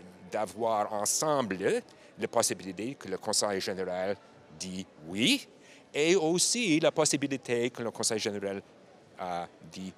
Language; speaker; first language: French; non-native, learner; English